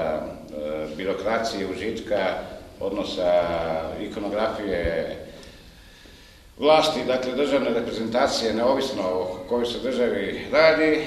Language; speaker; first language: Croatian; native; Croatian